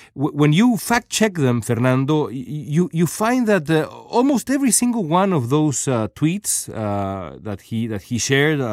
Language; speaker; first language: English; non-native, fluent; Spanish